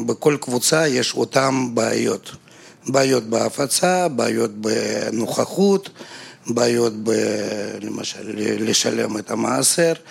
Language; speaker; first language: Hebrew; non-native, fluent; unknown